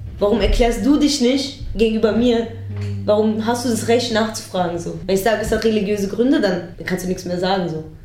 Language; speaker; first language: German; early bilingual, other home language; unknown